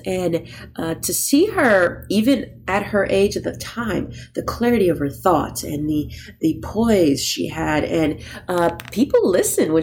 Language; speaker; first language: English; native; English